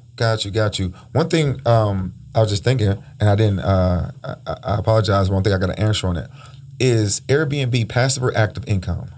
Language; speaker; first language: English; early bilingual, other home language; Spanish